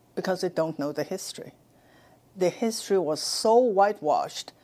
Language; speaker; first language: English; non-native, fluent; Chinese